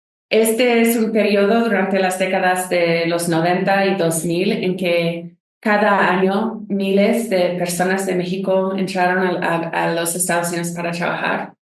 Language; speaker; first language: Spanish; non-native, fluent; English